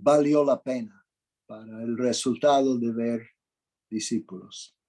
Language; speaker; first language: Spanish; non-native, fluent; English